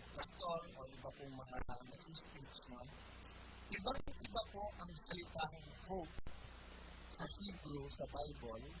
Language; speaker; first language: Filipino; native; Filipino